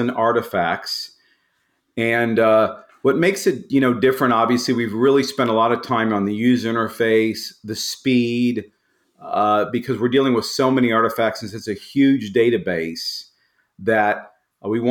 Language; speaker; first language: English; native; English